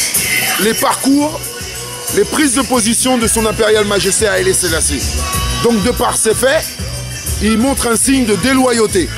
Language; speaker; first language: French; native; French